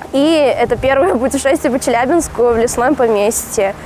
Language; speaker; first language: Russian; non-native, local second language; Uzbek